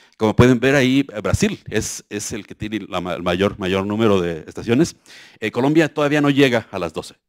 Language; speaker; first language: Spanish; native; Spanish